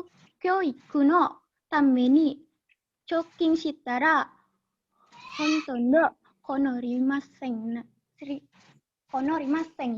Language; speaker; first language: Japanese; non-native, learner; Indonesian